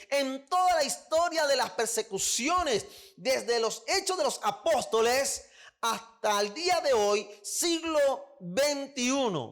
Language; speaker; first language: Spanish; native; Spanish